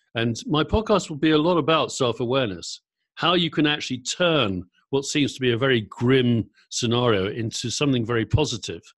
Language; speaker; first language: English; native; English